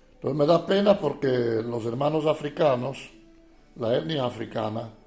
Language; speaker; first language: Spanish; non-native, fluent; Dutch